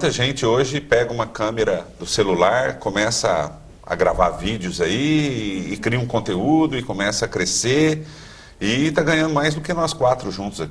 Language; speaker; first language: Portuguese; native; Portuguese